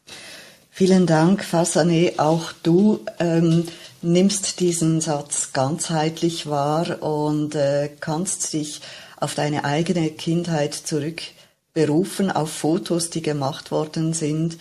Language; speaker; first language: German; native; German